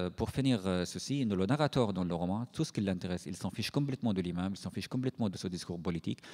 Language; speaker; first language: French; non-native, fluent; Arabic